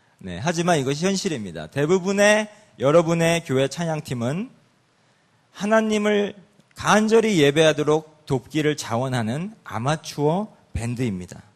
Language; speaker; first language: Korean; early bilingual, other home language; English